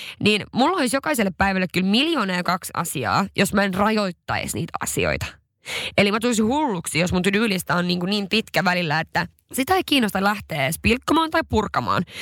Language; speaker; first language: Finnish; non-native, local second language; Swedish